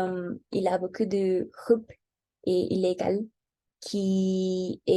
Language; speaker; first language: French; non-native, learner; Spanish